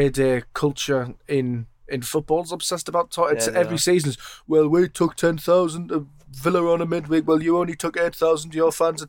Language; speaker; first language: English; native; English